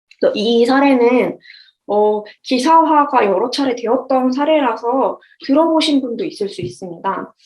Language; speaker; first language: Korean; native; Korean